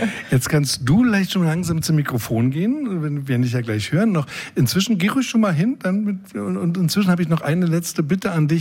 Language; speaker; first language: German; native; German